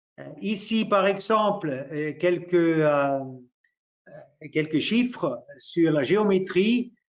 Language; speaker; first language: French; non-native, local second language; German